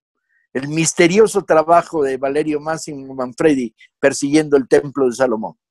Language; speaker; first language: Spanish; native; Spanish